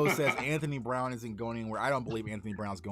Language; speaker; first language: English; native; English